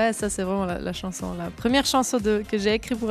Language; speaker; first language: French; non-native, local second language; German